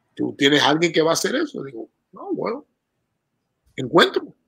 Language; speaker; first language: Spanish; early bilingual, heritage; Spanish